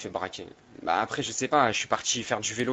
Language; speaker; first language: French; native; French